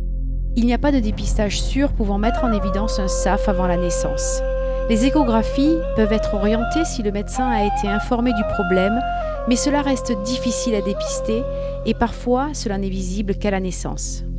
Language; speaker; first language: French; native; French